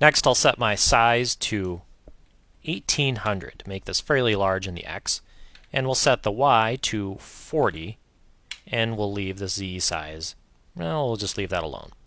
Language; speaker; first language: English; native; English